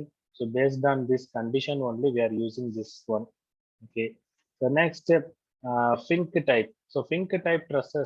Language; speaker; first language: English; non-native, local second language; Tamil